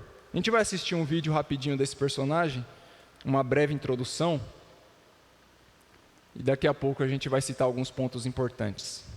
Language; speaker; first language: Portuguese; native; Portuguese